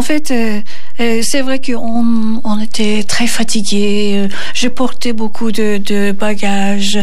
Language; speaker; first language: French; non-native, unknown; Turkish